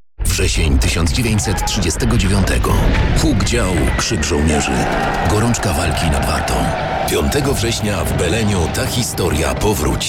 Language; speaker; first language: Polish; native; Polish